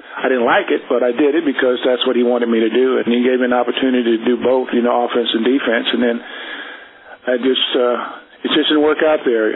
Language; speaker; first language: English; native; English